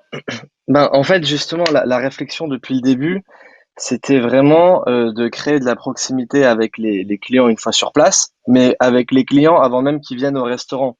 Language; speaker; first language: French; native; French